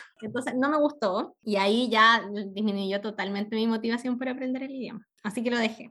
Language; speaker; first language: Spanish; native; Spanish